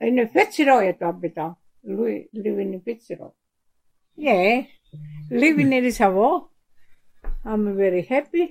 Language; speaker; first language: English; non-native, learner; Italian